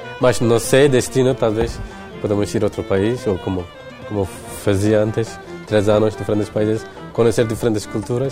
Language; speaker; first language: Portuguese; non-native, fluent; Turkish